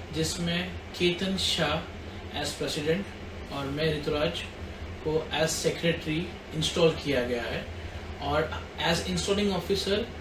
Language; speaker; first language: Hindi; non-native, local second language; Gujarati